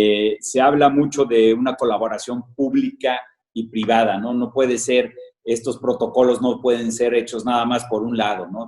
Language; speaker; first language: Spanish; native; Spanish